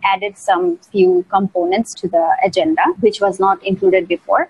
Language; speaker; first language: English; non-native, local second language; Bangla